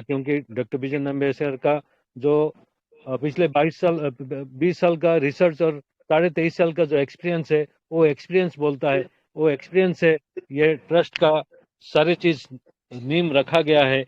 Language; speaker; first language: Hindi; non-native, local second language; Odia